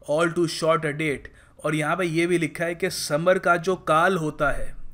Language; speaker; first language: Hindi; native; Hindi